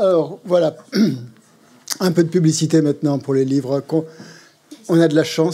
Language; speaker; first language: French; native; French